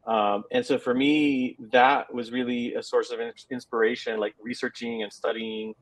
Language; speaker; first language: English; native; English